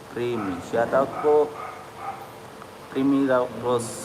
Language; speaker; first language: Filipino; non-native, learner; Punjabi